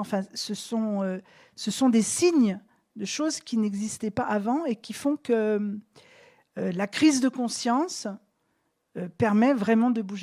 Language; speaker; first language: French; native; French